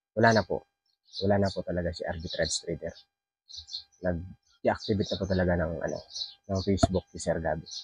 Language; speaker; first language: Filipino; non-native, local second language; Cebuano